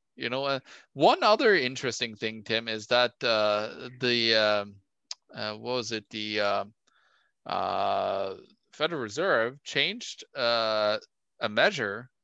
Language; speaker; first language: English; non-native, fluent; Norwegian